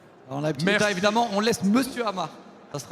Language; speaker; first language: French; native; French